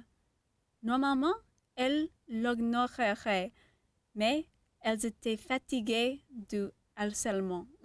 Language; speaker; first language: French; non-native, learner; English